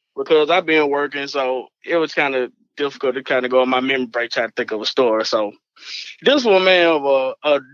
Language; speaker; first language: English; native; English